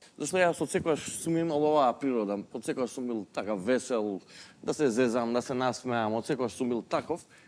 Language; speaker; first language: Macedonian; non-native, local second language; Albanian